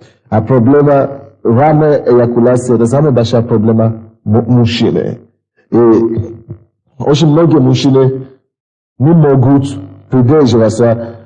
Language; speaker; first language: Russian; non-native, fluent; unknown